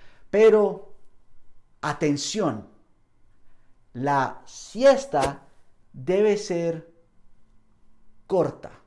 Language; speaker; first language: Spanish; non-native, fluent; English